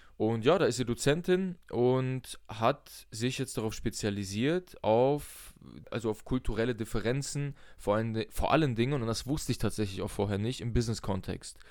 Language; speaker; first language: German; early bilingual, other home language; Russian